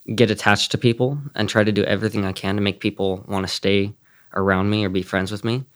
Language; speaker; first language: English; native; English